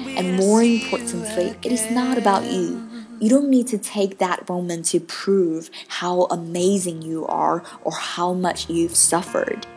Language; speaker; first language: English; non-native, fluent; Chinese